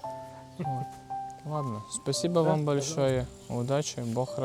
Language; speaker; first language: Russian; non-native, local second language; Latvian